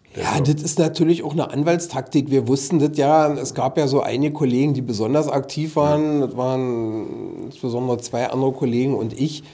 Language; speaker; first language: German; native; German